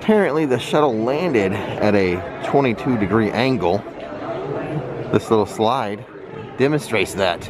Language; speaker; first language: English; native; English